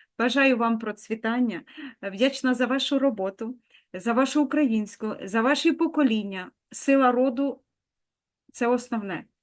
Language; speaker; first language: Ukrainian; native; Ukrainian